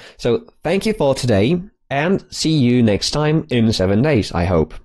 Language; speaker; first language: English; non-native, fluent; Polish